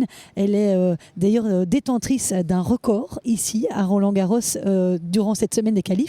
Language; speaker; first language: French; native; French